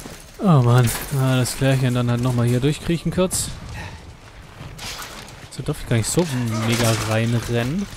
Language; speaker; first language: German; native; German